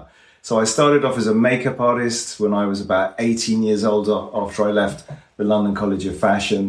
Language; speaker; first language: English; native; English